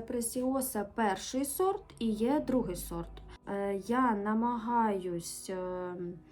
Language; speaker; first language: Ukrainian; native; Ukrainian